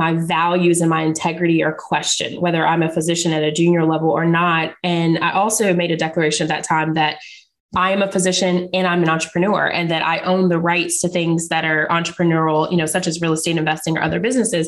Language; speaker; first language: English; native; English